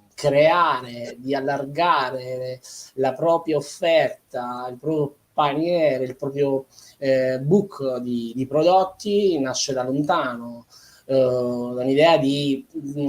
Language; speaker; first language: Italian; native; Italian